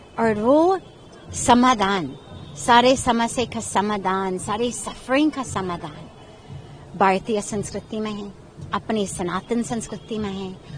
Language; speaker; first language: Hindi; non-native, fluent; English